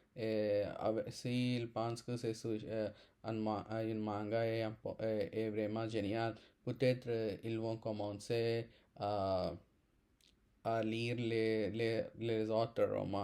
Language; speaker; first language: French; non-native, learner; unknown